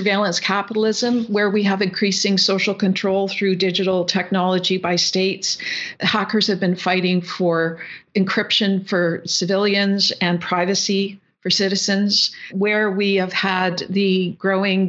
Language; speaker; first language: English; native; English